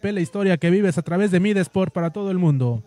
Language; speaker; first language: Spanish; native; Spanish